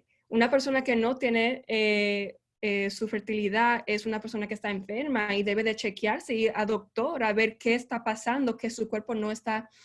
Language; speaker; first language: Spanish; early bilingual, heritage; Spanish